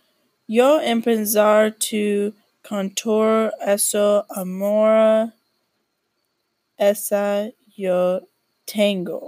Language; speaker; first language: Spanish; non-native, learner; English